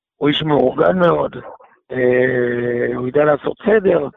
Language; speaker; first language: Hebrew; native; Hebrew